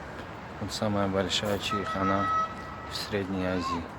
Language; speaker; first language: Russian; non-native, local second language; Tajik